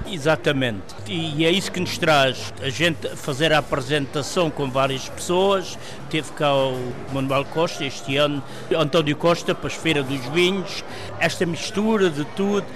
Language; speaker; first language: Portuguese; native; Portuguese